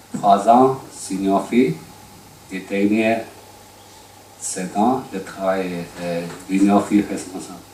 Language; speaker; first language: French; non-native, learner; Chinese